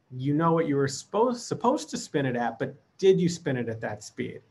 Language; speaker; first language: English; native; English